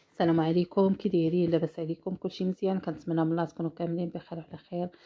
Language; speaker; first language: Arabic; native; Arabic